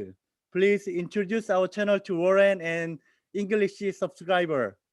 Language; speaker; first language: English; non-native, learner; Korean